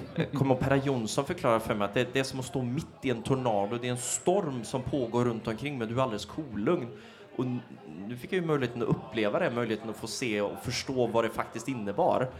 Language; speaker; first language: Swedish; native; Swedish